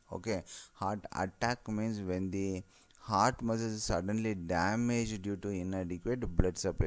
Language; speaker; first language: English; non-native, local second language; Tamil